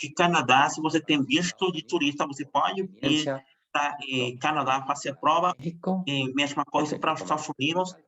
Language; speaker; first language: Portuguese; non-native, fluent; Spanish